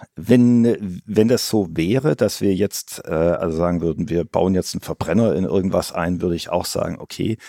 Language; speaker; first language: German; native; German